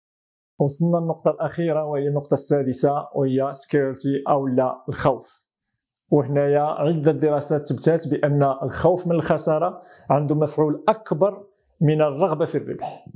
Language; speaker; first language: Arabic; native; Arabic